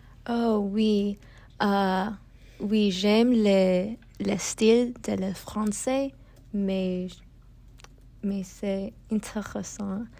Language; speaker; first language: French; non-native, learner; English